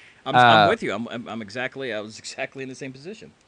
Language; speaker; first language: English; native; English